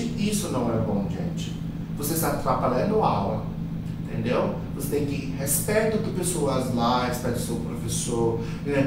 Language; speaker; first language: Portuguese; non-native, fluent; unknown